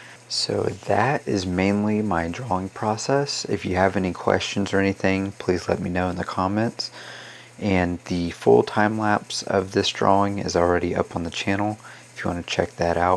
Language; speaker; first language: English; native; English